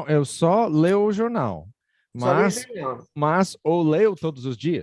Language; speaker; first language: Portuguese; non-native, fluent; English